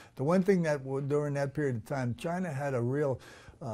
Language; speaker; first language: English; native; English